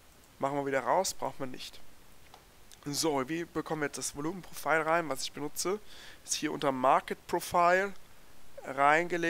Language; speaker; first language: German; native; German